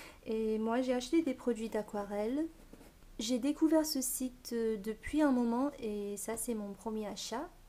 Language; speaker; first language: French; non-native, fluent; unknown